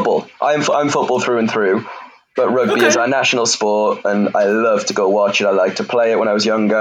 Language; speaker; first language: English; native; English